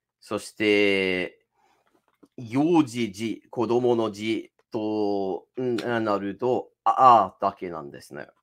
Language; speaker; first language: Japanese; non-native, fluent; English